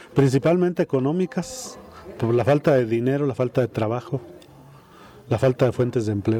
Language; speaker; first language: Spanish; native; Spanish